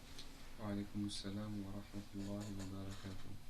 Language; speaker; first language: Arabic; non-native, learner; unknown